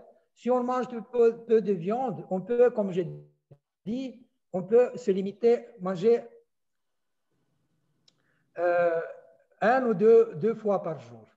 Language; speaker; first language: French; non-native, fluent; Romanian